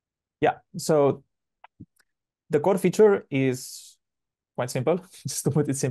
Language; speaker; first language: English; non-native, fluent; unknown